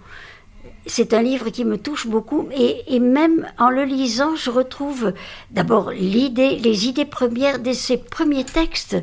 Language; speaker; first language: French; native; French